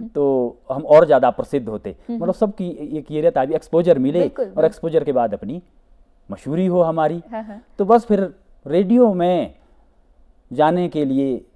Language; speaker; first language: Hindi; native; Hindi